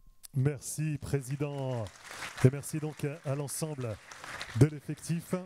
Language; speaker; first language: French; native; French